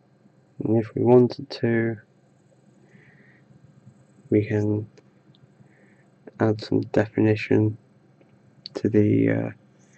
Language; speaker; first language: English; native; English